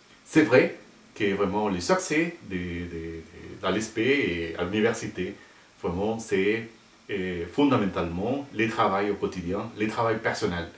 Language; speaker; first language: French; non-native, fluent; Spanish